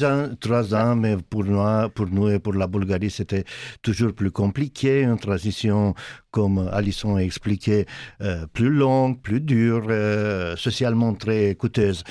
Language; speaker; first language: French; non-native, fluent; Romanian